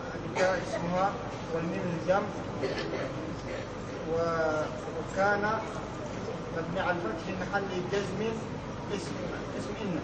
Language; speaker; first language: Arabic; non-native, learner; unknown